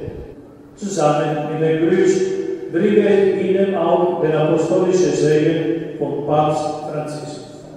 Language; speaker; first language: German; non-native, fluent; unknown